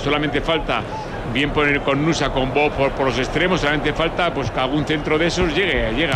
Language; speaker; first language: Spanish; native; Spanish